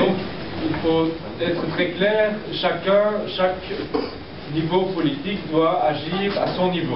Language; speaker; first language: French; native; French